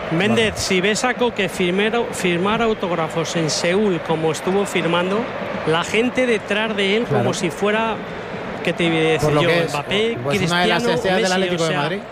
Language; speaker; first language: Spanish; native; Spanish